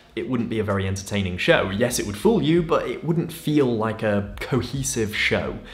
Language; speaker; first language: English; native; English